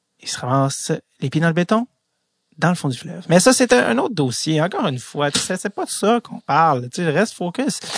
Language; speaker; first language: French; native; French